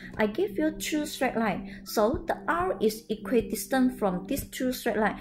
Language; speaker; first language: English; non-native, local second language; Chinese